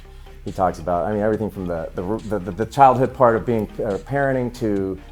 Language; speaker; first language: English; native; English